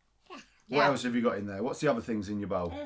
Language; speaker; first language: English; native; English